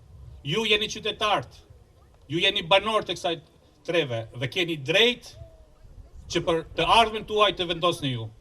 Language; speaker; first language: Albanian; native; Albanian